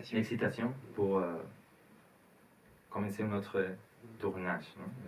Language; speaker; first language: French; non-native, learner; Spanish